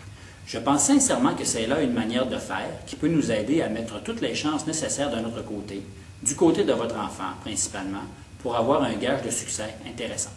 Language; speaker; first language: French; native; French